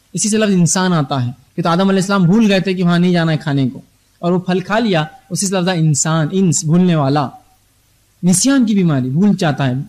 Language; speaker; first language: Urdu; native; Urdu